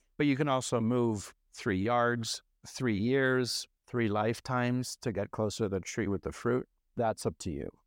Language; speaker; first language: English; non-native, fluent; French